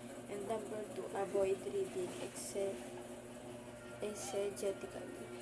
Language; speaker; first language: English; non-native, local second language; Filipino